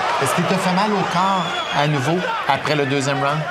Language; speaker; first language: French; native; French